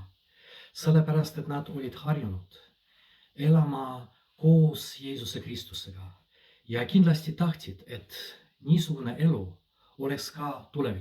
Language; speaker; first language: Estonian; non-native, fluent; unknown